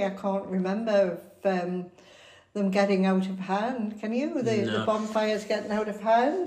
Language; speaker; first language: English; native; English